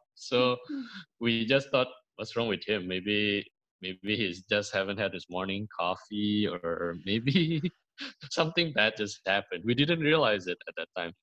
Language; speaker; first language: English; early bilingual, other home language; Indonesian